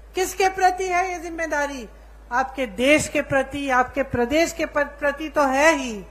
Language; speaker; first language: Hindi; native; Hindi